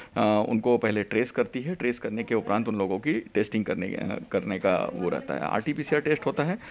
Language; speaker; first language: Hindi; native; Hindi